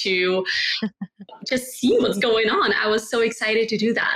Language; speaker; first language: English; non-native, fluent; Russian